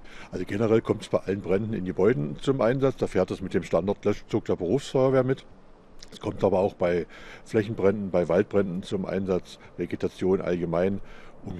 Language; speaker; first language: German; native; German